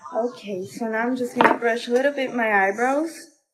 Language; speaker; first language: English; non-native, fluent; Portuguese